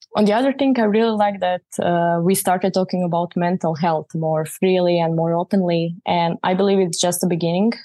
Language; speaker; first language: English; non-native, fluent; Croatian